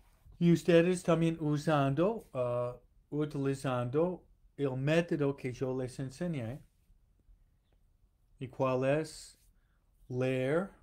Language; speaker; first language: Spanish; non-native, fluent; English